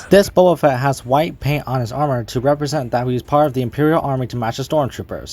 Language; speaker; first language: English; native; English